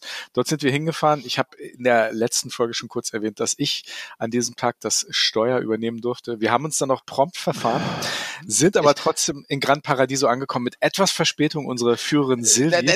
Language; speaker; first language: German; native; German